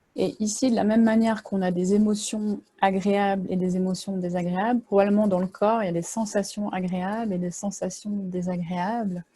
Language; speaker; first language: French; native; French